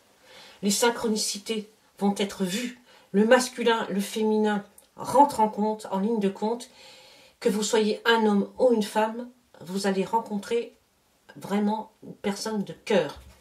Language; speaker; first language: French; native; French